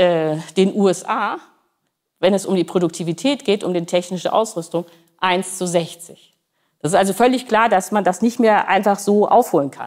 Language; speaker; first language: German; native; German